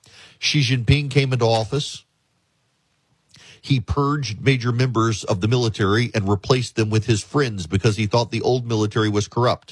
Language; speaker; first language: English; native; English